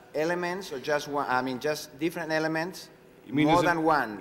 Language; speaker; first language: English; non-native, fluent; Spanish